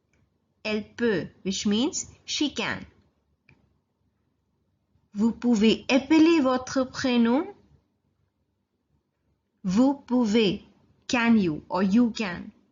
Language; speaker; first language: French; non-native, fluent; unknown